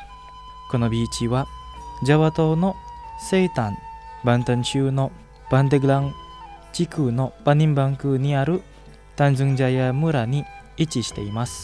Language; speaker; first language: Japanese; non-native, fluent; Indonesian